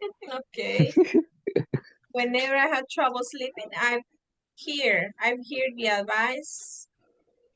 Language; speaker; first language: English; non-native, fluent; Spanish